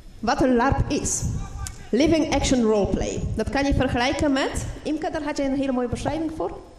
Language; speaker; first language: Dutch; non-native, fluent; Polish